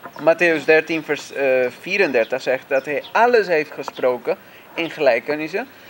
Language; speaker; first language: Dutch; non-native, fluent; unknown